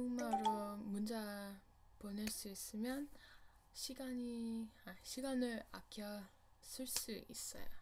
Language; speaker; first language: Korean; non-native, learner; English